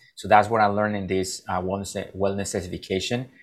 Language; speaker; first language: English; non-native, fluent; Spanish